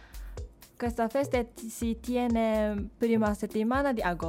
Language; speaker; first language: Italian; non-native, learner; Japanese